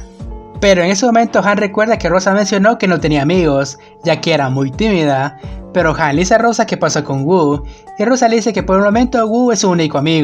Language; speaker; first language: Spanish; native; Spanish